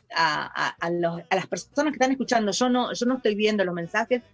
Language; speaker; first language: Spanish; native; Spanish